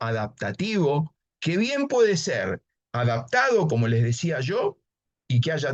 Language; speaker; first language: Spanish; native; Spanish